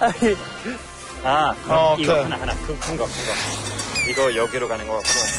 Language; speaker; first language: Korean; non-native, fluent; English